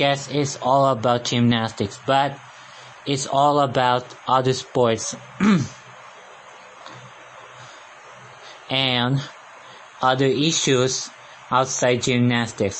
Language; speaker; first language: English; non-native, local second language; Filipino